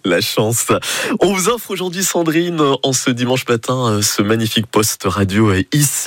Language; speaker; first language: French; native; French